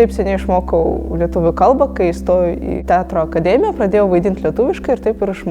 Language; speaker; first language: Lithuanian; non-native, local second language; Russian